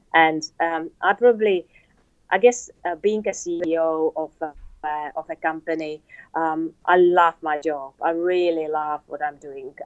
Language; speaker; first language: English; non-native, fluent; Czech